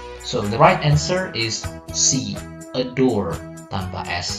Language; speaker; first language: English; non-native, fluent; Indonesian